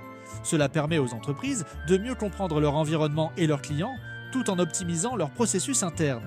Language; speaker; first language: French; native; French